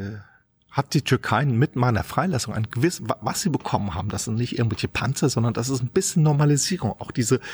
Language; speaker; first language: German; native; German